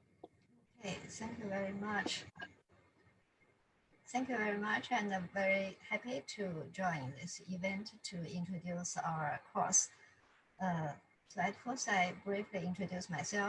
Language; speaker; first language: English; non-native, fluent; Chinese